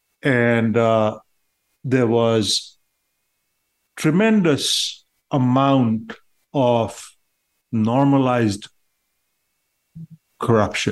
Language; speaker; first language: English; non-native, local second language; Bangla